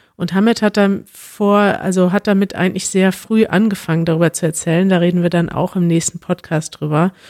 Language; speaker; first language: German; native; German